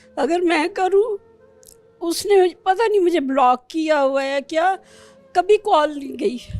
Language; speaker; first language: Urdu; non-native, local second language; Pashto